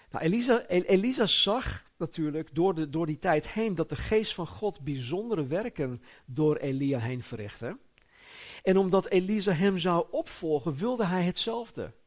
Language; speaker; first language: Dutch; native; Dutch